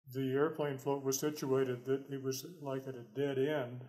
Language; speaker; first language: English; native; English